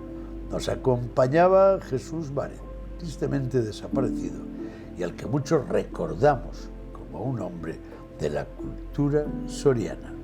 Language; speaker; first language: Spanish; native; Spanish